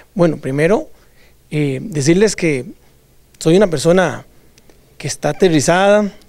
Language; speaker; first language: Spanish; native; Spanish